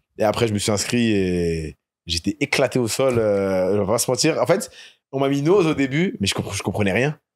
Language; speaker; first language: French; native; French